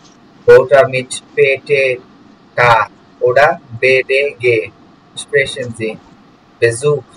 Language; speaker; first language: German; non-native, learner; Bangla